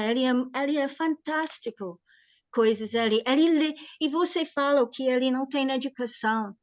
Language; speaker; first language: Portuguese; non-native, learner; English